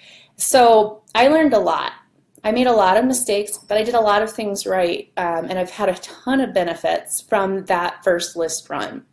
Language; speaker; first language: English; native; English